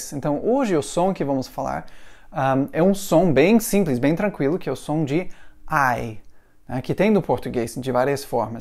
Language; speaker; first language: Portuguese; non-native, fluent; English